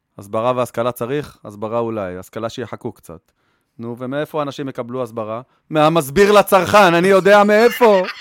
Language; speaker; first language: Hebrew; native; Hebrew